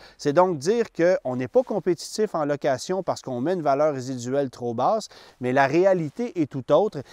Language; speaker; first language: French; native; French